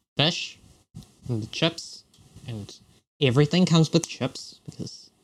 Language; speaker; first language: English; non-native, local second language; Cantonese